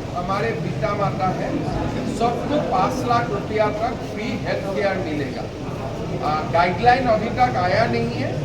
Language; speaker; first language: Hindi; non-native, local second language; Assamese